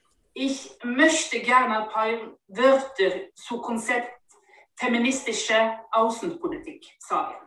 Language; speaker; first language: German; non-native, fluent; Norwegian